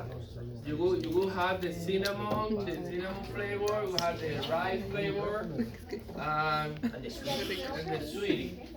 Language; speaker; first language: English; non-native, learner; Spanish